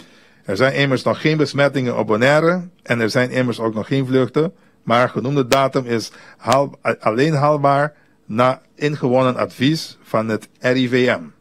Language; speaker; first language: Dutch; native; Dutch